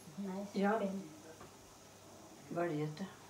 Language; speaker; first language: Norwegian; non-native, learner; Filipino